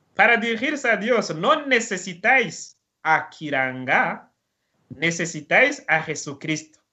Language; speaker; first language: Spanish; non-native, fluent; Rundi